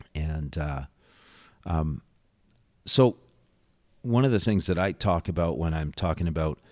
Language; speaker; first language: English; native; English